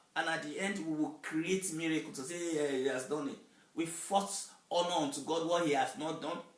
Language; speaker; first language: English; non-native, local second language; Yoruba